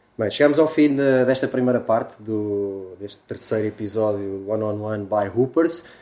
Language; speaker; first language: Portuguese; native; Portuguese